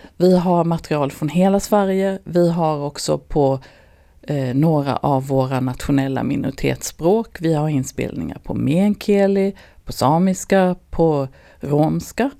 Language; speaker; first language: Swedish; native; Swedish